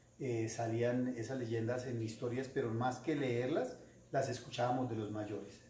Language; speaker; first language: Spanish; native; Spanish